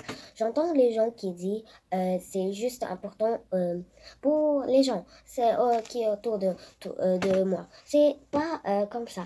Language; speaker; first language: French; non-native, learner; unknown